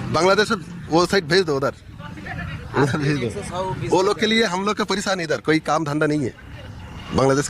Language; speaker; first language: Hindi; non-native, local second language; Bangla